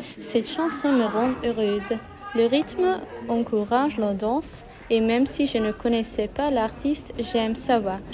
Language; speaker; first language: French; non-native, learner; German